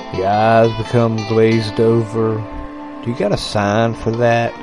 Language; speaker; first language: English; native; English